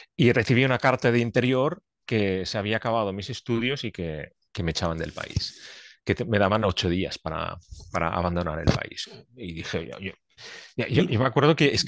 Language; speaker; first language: Spanish; non-native, fluent; Swiss German